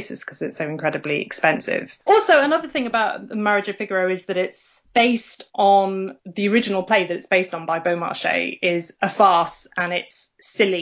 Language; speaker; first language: English; native; English